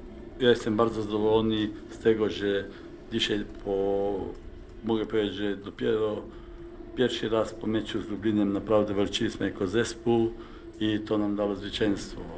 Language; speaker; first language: Polish; non-native, fluent; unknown